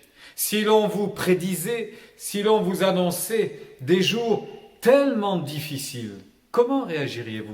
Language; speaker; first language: French; native; French